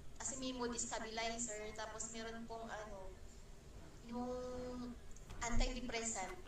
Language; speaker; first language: Filipino; non-native, local second language; Cebuano